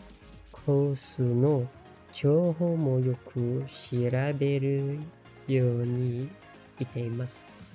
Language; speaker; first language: Japanese; non-native, learner; English